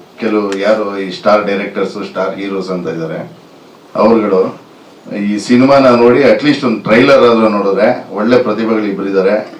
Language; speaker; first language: Kannada; native; Kannada